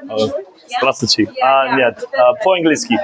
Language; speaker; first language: Russian; non-native, learner; English